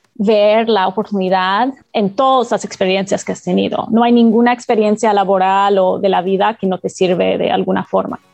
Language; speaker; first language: Spanish; non-native, fluent; English